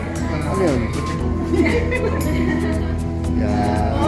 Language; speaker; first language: Filipino; native; Filipino